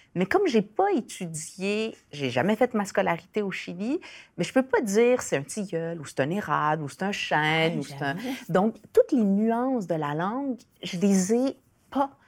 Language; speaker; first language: French; early bilingual, other home language; Spanish